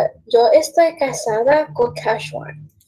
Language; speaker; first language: Spanish; non-native, learner; English